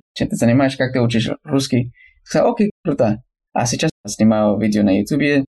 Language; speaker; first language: Russian; non-native, fluent; Spanish